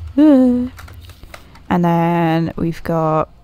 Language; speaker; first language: English; native; English